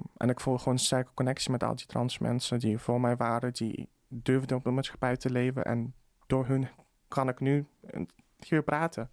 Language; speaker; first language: Dutch; early bilingual, other home language; Russian